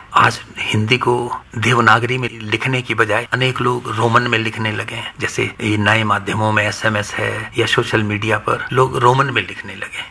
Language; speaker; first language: Hindi; non-native, local second language; Punjabi